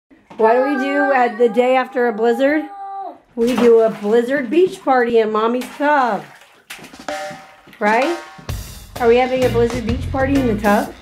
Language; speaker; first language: English; native; English